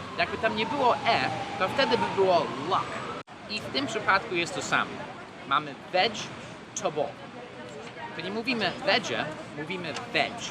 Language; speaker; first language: Polish; non-native, fluent; English